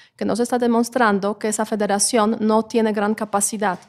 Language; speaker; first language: Spanish; non-native, fluent; Polish